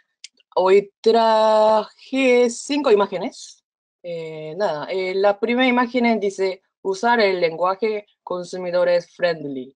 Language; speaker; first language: Spanish; non-native, fluent; Korean